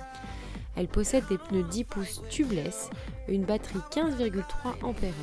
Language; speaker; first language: French; native; French